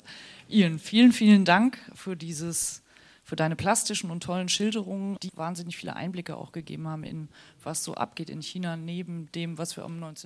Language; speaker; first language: German; native; German